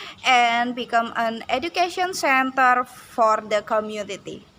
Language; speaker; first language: English; non-native, learner; Indonesian